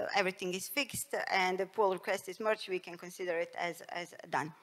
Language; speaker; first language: English; non-native, fluent; Bosnian